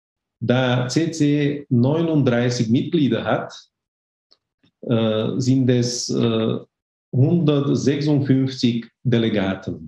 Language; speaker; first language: German; non-native, fluent; Slovak